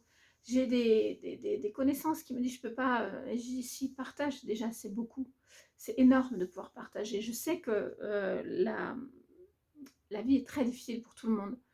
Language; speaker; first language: French; native; French